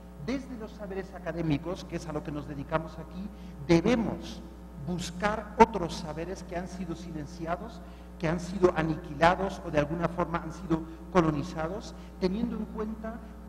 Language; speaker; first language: Spanish; non-native, fluent; German